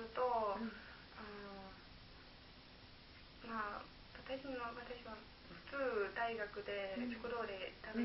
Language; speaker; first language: Japanese; non-native, learner; German